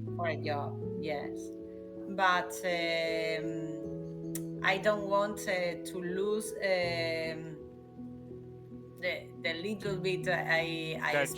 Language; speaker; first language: English; non-native, learner; Spanish